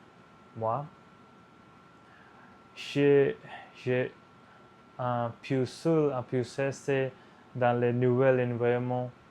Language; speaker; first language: French; non-native, learner; Punjabi